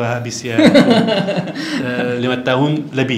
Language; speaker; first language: Indonesian; non-native, learner; Persian